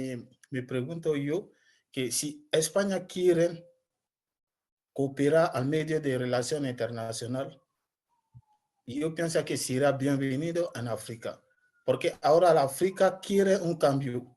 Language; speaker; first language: Spanish; non-native, learner; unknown